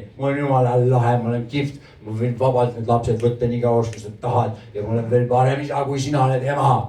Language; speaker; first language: Estonian; native; Estonian